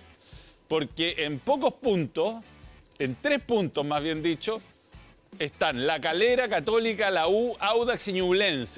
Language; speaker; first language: Spanish; native; Spanish